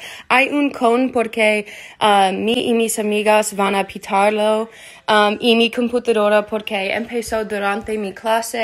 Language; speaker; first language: Spanish; non-native, learner; English